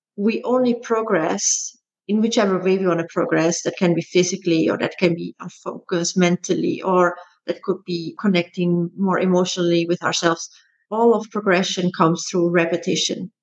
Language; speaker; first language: English; non-native, fluent; German